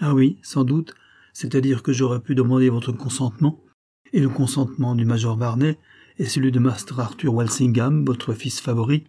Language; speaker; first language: French; native; French